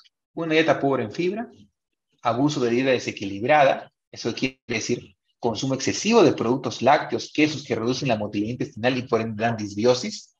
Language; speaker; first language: Spanish; native; Spanish